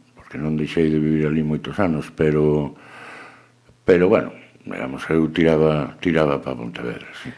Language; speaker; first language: Galician; native; Galician